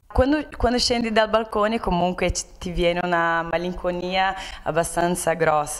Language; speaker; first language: Italian; non-native, fluent; Portuguese